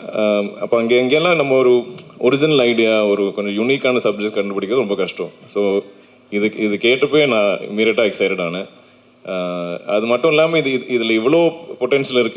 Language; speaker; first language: Tamil; non-native, local second language; Malayalam